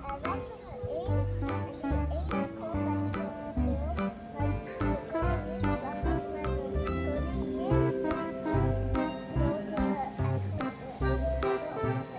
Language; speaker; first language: Dutch; early bilingual, other home language; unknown